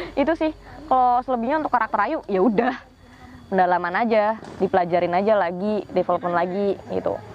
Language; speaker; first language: Indonesian; non-native, local second language; Javanese